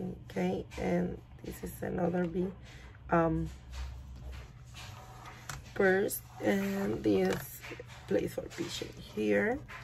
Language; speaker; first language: English; non-native, learner; Spanish